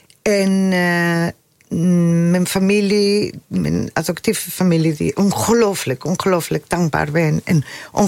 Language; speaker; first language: Dutch; non-native, fluent; Spanish